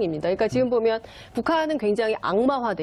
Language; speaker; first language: Korean; native; Korean